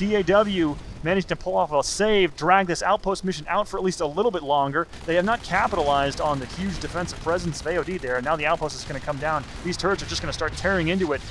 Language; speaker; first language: English; native; English